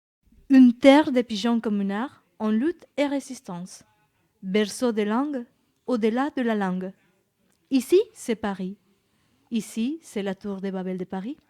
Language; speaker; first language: French; non-native, fluent; Spanish